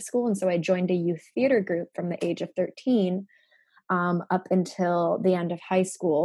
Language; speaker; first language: English; non-native, local second language; Japanese